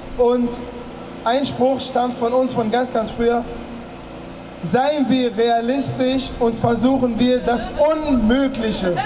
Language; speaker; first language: German; early bilingual, other home language; Arabic